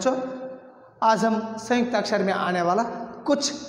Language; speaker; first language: Hindi; non-native, local second language; Kannada